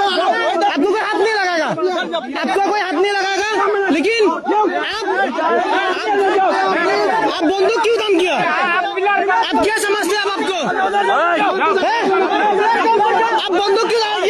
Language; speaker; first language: Hindi; non-native, learner; Bangla